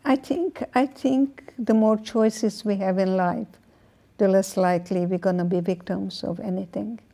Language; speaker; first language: English; non-native, fluent; Hungarian